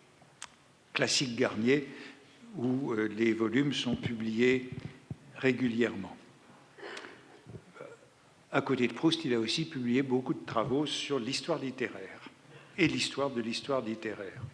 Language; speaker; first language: French; native; French